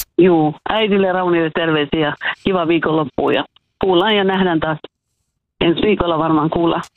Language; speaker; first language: Finnish; early bilingual, heritage; Finnish